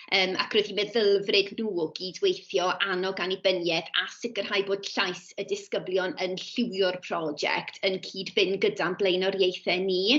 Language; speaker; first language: Welsh; native; Welsh